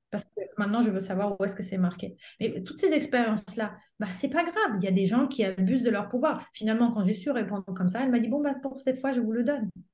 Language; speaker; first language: French; non-native, fluent; Italian